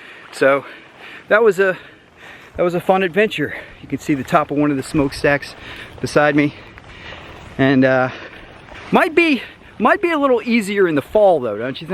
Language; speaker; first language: English; native; English